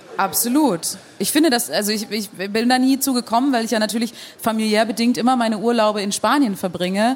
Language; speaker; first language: German; native; German